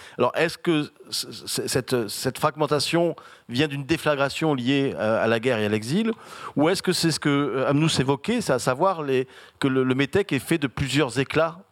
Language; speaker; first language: French; native; French